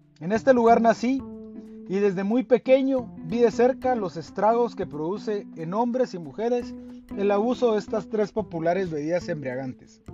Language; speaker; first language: Spanish; native; Spanish